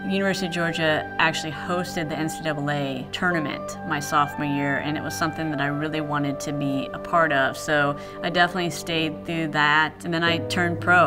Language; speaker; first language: English; native; English